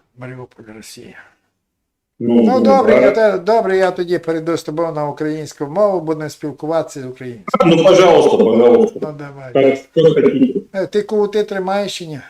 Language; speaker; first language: Russian; non-native, local second language; Ukrainian